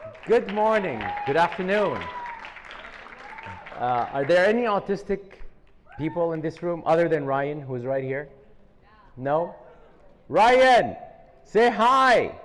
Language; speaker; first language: English; non-native, fluent; Arabic